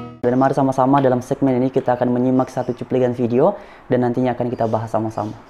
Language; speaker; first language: Indonesian; non-native, local second language; Nias